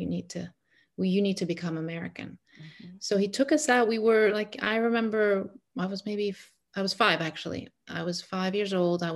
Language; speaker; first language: English; non-native, fluent; Arabic